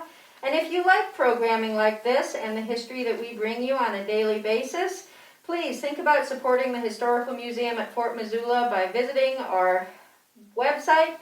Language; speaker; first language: English; native; English